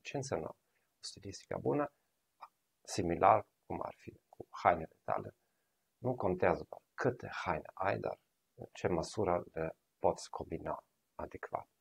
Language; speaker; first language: Romanian; non-native, fluent; German